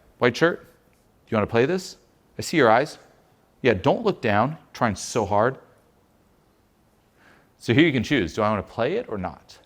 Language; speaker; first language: English; non-native, fluent; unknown